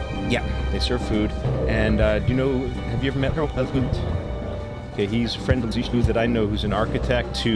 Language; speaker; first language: English; native; English